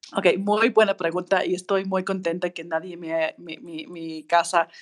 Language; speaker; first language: Spanish; non-native, fluent; English